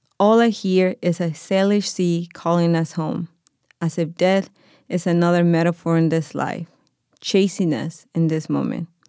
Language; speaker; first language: English; non-native, fluent; Spanish